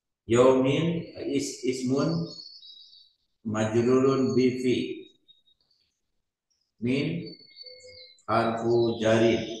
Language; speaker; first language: Arabic; non-native, learner; Indonesian